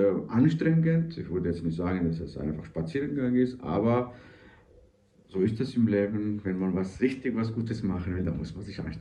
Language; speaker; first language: German; non-native, fluent; Georgian